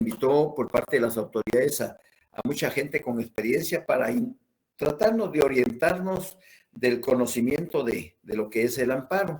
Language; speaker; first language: Spanish; native; Spanish